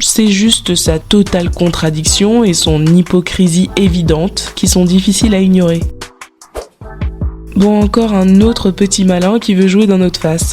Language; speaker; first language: French; native; French